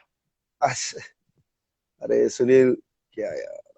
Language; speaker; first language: Hindi; non-native, local second language; Malayalam